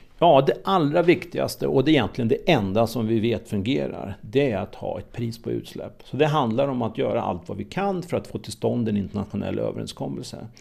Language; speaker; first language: Swedish; native; Swedish